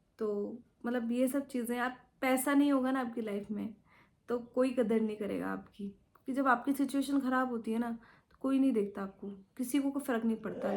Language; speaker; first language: Hindi; native; Hindi